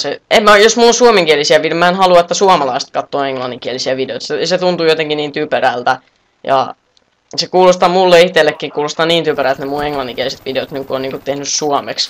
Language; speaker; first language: Finnish; native; Finnish